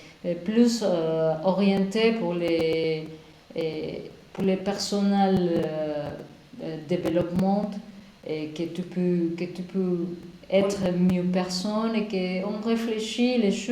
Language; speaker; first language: French; non-native, learner; Spanish